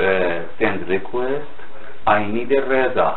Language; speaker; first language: English; non-native, learner; Russian